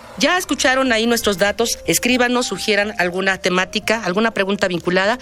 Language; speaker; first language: Spanish; native; Spanish